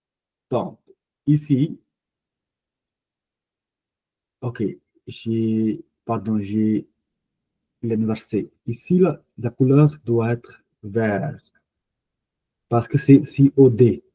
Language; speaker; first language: French; non-native, fluent; Punjabi